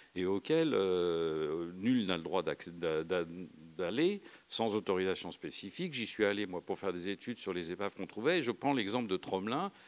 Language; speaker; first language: French; native; French